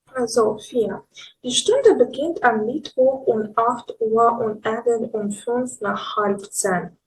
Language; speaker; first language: German; non-native, learner; Ukrainian